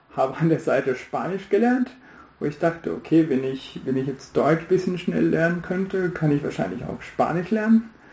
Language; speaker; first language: German; non-native, fluent; Hindi